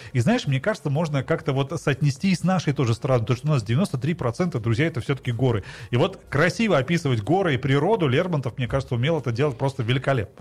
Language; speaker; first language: Russian; non-native, local second language; Tajik